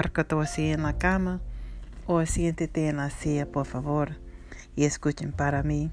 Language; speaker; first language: Spanish; non-native, learner; English